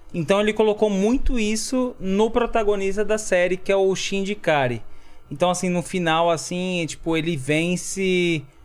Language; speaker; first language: Portuguese; native; Portuguese